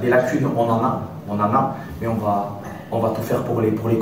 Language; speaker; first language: French; native; French